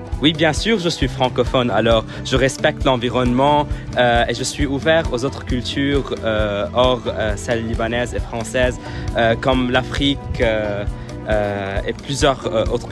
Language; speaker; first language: French; non-native, local second language; Arabic